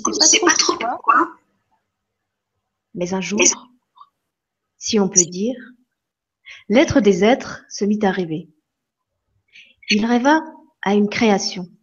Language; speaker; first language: French; native; French